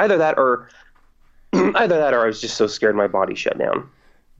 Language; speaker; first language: English; native; English